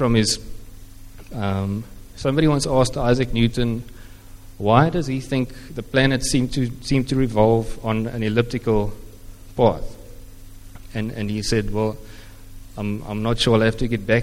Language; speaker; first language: English; non-native, local second language; Afrikaans